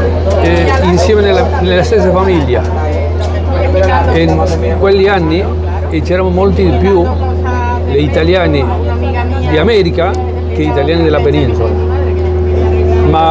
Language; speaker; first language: Italian; early bilingual, heritage; Spanish